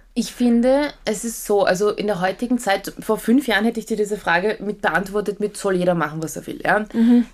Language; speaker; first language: German; early bilingual, other home language; Polish